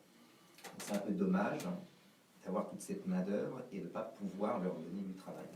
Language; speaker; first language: French; native; French